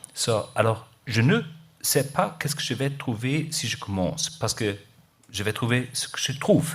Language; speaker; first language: French; non-native, learner; German